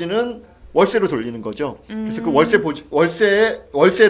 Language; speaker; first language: Korean; native; Korean